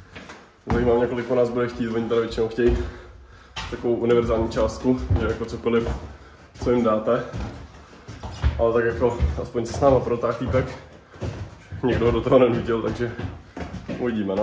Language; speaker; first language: Czech; native; Czech